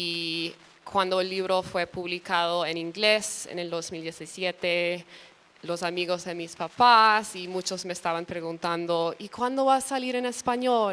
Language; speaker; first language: Spanish; early bilingual, other home language; English